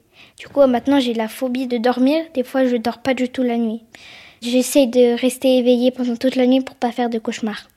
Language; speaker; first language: French; early bilingual, other home language; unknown